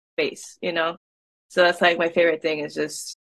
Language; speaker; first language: English; native; English